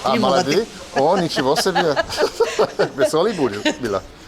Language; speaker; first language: Russian; non-native, learner; English